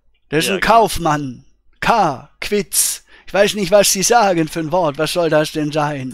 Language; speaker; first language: German; native; German